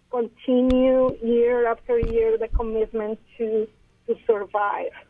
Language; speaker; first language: English; non-native, fluent; Spanish